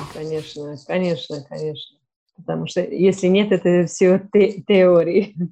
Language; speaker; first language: Russian; non-native, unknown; English